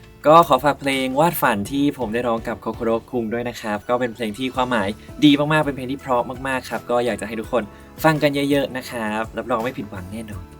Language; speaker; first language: Thai; native; Thai